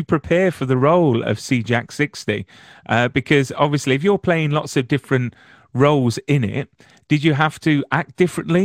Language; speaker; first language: English; native; English